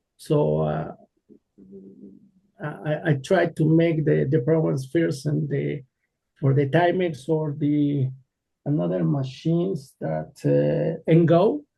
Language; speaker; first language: English; non-native, learner; Spanish